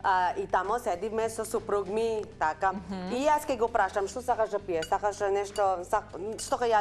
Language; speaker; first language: Macedonian; non-native, learner; Filipino